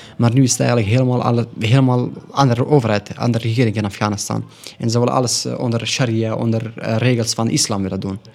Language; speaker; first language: Dutch; non-native, learner; Pashto